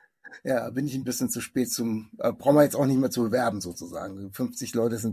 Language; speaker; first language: German; native; German